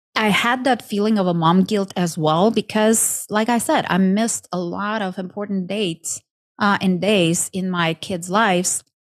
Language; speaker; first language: English; non-native, fluent; Ukrainian